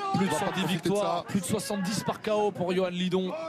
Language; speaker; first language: French; native; French